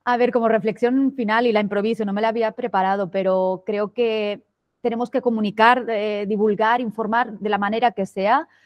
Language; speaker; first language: Spanish; non-native, local second language; Catalan